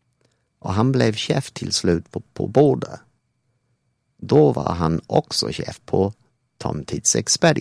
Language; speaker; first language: Swedish; non-native, fluent; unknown